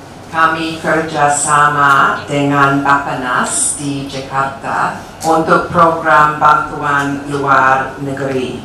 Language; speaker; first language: Indonesian; non-native, fluent; English